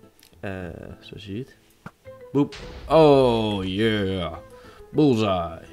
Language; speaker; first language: Dutch; native; Dutch